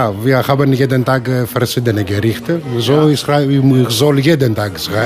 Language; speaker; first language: German; non-native, learner; Greek